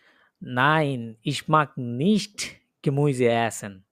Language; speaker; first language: German; non-native, learner; Bangla